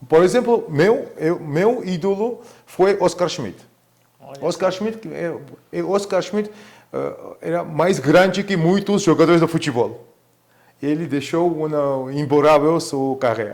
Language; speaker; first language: Portuguese; non-native, fluent; Georgian